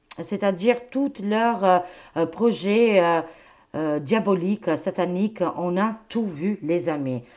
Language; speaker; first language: French; non-native, fluent; Albanian